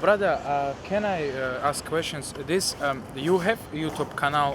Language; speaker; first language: English; non-native, learner; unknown